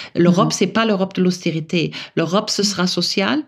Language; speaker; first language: French; non-native, fluent; German